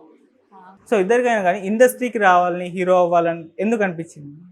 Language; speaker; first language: Telugu; native; Telugu